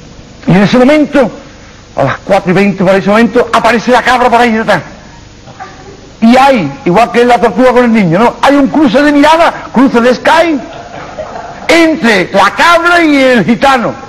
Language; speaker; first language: Spanish; native; Spanish